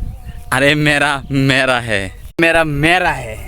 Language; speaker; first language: Hindi; non-native, learner; Bangla